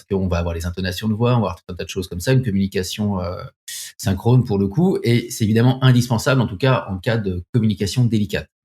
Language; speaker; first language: French; native; French